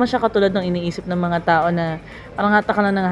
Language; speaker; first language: Filipino; native; Filipino